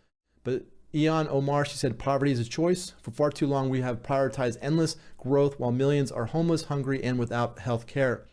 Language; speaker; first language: English; native; English